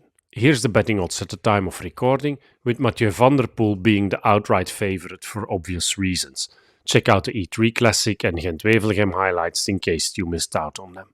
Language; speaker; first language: English; non-native, fluent; Dutch